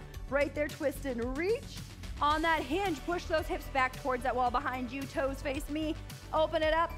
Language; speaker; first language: English; native; English